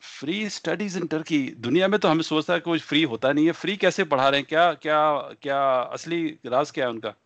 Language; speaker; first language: Hindi; early bilingual, heritage; Punjabi